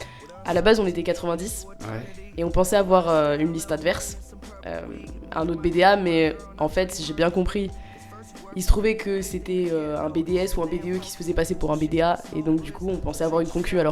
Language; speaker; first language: French; native; French